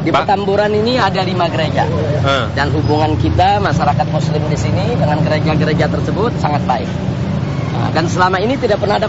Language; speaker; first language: Indonesian; native; Indonesian